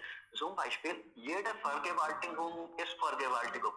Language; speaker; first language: German; non-native, learner; Hindi